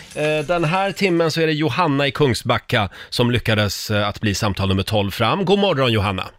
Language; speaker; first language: Swedish; native; Swedish